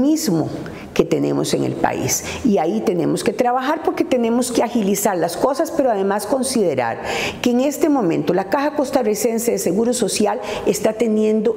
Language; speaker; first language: Spanish; native; Spanish